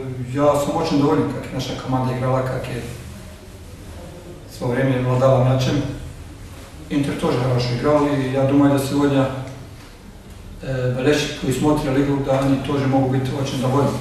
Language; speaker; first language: Russian; non-native, learner; Croatian